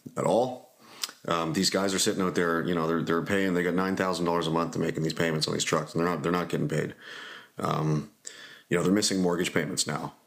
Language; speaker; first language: English; native; English